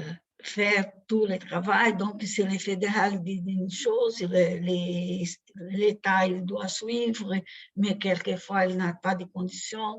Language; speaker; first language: French; non-native, fluent; Portuguese